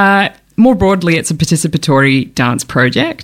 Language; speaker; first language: English; native; English